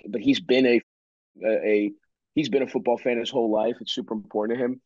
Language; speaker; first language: English; native; English